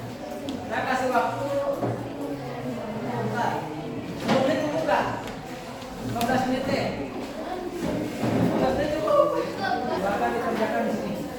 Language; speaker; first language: Indonesian; native; Indonesian